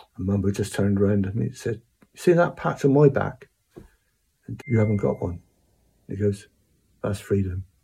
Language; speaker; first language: English; native; English